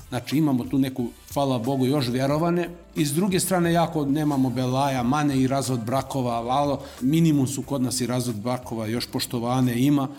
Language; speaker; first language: Serbian; non-native, local second language; Macedonian